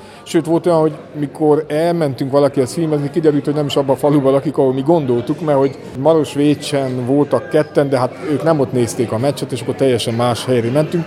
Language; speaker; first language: Hungarian; native; Hungarian